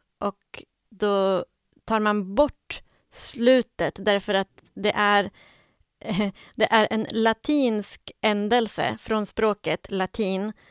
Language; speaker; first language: Swedish; native; Swedish